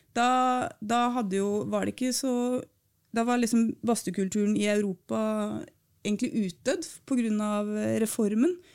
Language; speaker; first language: Norwegian; native; Norwegian